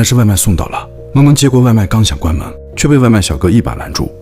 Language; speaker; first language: Chinese; native; Chinese